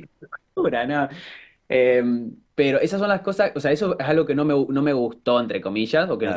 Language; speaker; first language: Spanish; native; Spanish